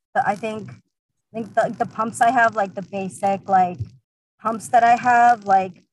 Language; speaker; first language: English; early bilingual, other home language; Russian